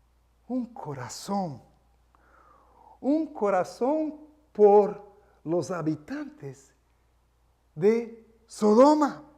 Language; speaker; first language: Spanish; non-native, fluent; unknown